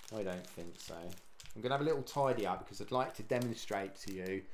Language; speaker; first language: English; native; English